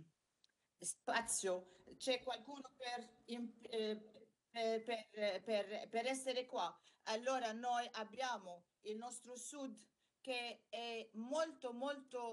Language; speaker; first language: Italian; non-native, learner; Arabic